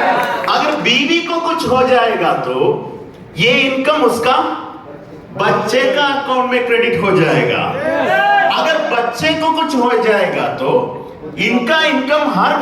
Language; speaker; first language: Hindi; non-native, learner; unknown